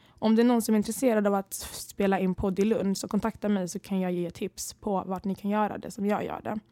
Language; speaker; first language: Swedish; early bilingual, other home language; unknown